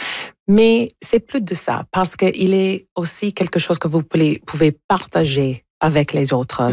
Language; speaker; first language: French; early bilingual, heritage; English